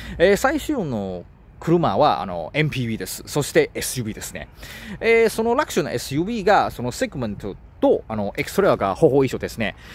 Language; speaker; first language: Japanese; non-native, learner; Chinese